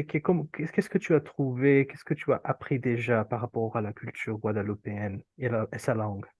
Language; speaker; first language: French; non-native, fluent; Urdu